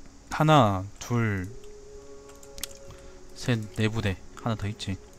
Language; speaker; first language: Korean; native; Korean